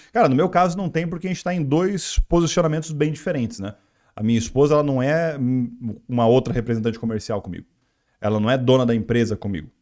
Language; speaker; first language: Portuguese; native; Portuguese